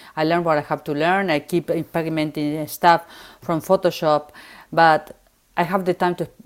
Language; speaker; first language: English; non-native, learner; Spanish